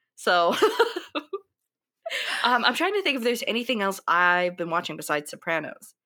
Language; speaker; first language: English; early bilingual, other home language; Italian